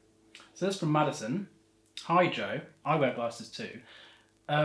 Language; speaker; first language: English; native; English